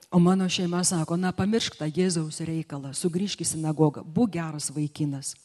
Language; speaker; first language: Lithuanian; native; Lithuanian